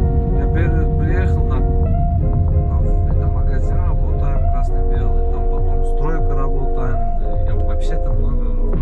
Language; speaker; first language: Russian; non-native, learner; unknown